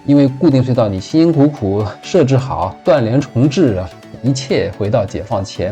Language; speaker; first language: Chinese; native; Chinese